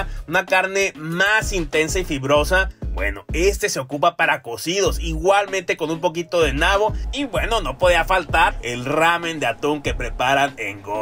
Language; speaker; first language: Spanish; native; Spanish